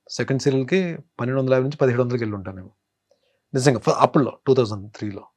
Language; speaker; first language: Telugu; native; Telugu